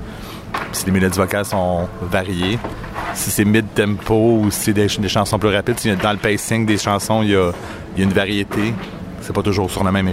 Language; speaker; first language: French; native; French